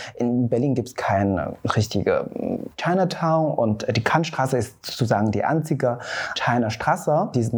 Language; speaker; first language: German; non-native, fluent; Chinese